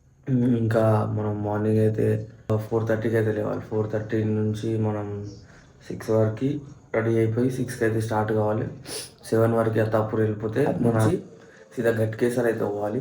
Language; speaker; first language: Telugu; native; Telugu